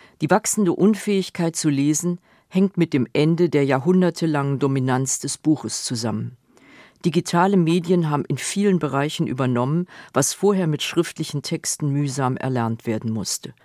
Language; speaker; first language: German; native; German